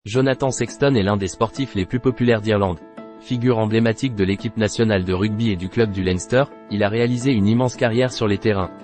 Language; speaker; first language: French; native; French